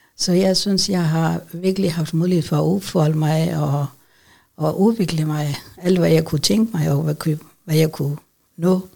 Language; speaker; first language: Danish; non-native, fluent; Urdu